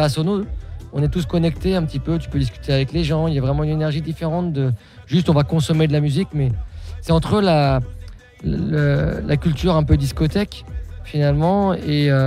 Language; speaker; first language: French; native; French